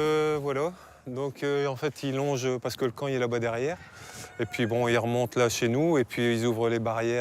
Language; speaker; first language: French; native; French